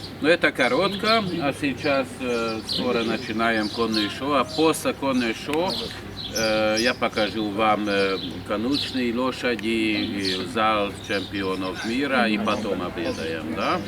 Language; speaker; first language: Russian; non-native, learner; Hungarian